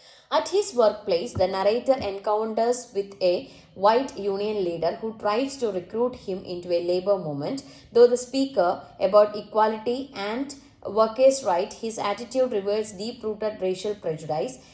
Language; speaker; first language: English; non-native, local second language; Malayalam